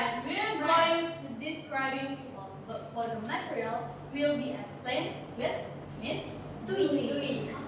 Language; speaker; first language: English; non-native, learner; Indonesian